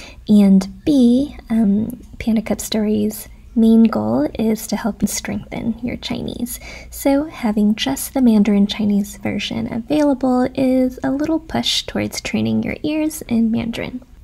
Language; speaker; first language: English; native; English